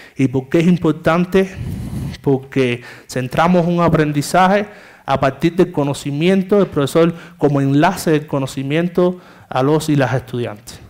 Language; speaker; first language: Spanish; native; Spanish